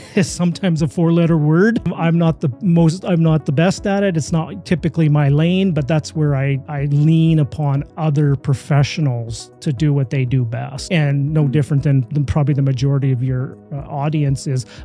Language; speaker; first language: English; native; English